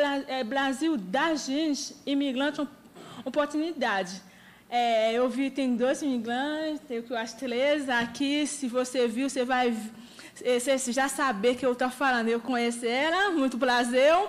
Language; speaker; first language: Portuguese; non-native, learner; Haitian Creole